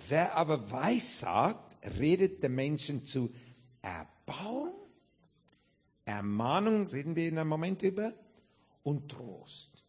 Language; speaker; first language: German; non-native, fluent; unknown